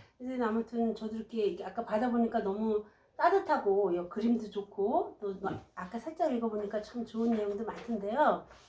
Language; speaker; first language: Korean; native; Korean